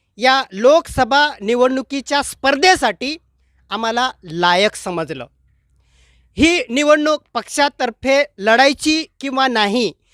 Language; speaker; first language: Marathi; non-native, local second language; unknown